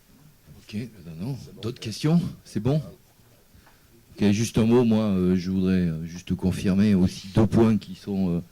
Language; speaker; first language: French; native; French